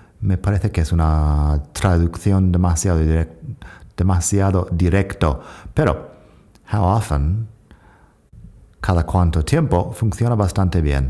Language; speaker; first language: Spanish; non-native, fluent; English